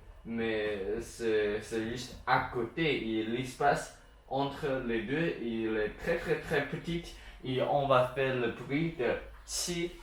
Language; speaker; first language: French; non-native, learner; Chinese